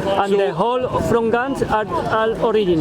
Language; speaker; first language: English; non-native, learner; Spanish